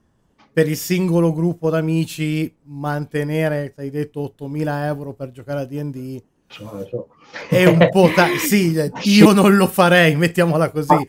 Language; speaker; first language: Italian; native; Italian